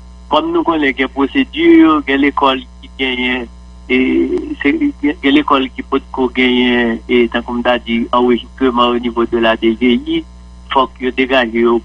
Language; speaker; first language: French; non-native, local second language; Haitian Creole